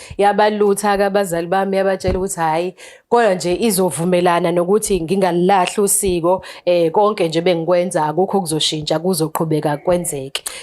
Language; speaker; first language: Zulu; native; Zulu